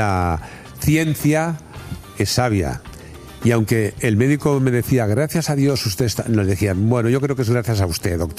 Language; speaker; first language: Spanish; native; Spanish